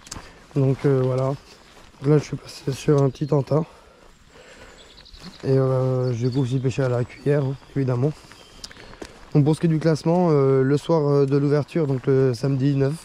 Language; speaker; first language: French; native; French